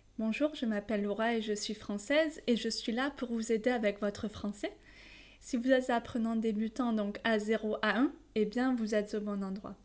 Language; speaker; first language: French; native; French